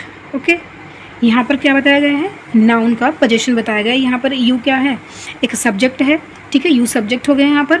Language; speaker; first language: Hindi; native; Hindi